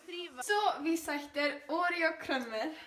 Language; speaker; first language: Danish; non-native, learner; Norwegian